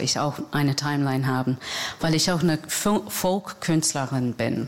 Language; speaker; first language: German; non-native, learner; English